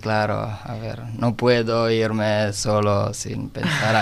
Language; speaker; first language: Spanish; non-native, learner; Italian